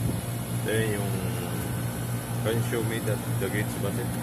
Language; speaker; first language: English; non-native, local second language; Filipino